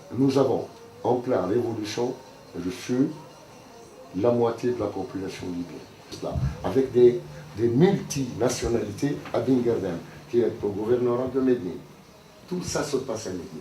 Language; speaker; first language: French; non-native, local second language; Arabic